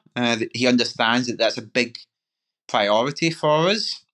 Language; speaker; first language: English; native; English